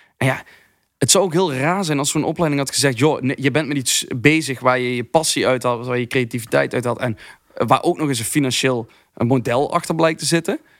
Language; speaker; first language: Dutch; native; Dutch